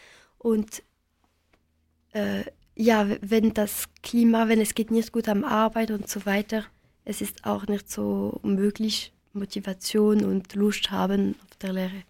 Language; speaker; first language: German; non-native, local second language; French